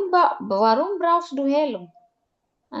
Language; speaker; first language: German; non-native, learner; Indonesian